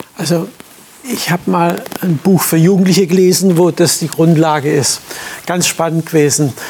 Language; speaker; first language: German; native; German